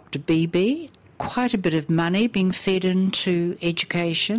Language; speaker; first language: English; native; English